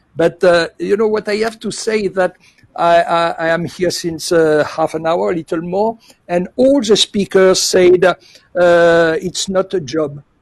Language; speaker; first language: English; non-native, fluent; French